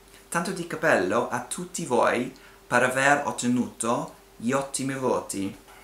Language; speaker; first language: Italian; non-native, fluent; English